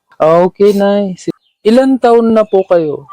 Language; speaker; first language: Filipino; non-native, learner; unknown